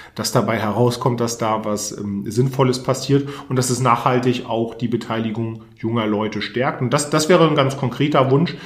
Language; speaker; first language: German; native; German